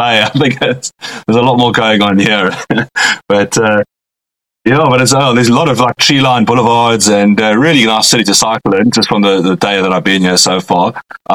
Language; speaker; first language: English; native; English